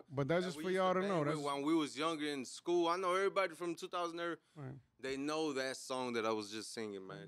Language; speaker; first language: English; native; English